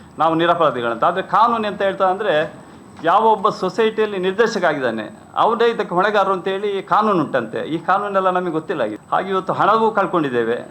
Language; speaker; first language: Kannada; native; Kannada